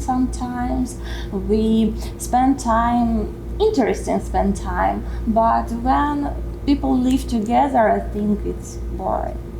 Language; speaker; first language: English; non-native, learner; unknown